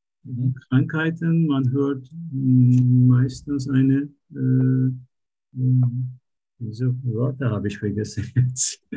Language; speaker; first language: German; non-native, learner; Turkish